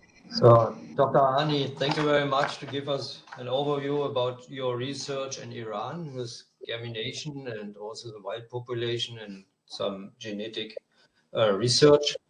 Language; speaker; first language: English; non-native, fluent; German